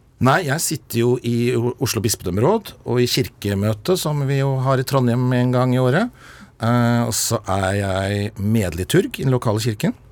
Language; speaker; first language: Norwegian; native; Norwegian